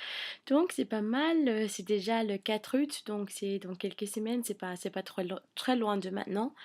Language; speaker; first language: French; non-native, fluent; English